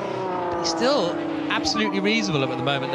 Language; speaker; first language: English; native; English